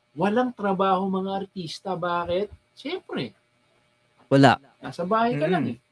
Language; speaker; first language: Filipino; native; Filipino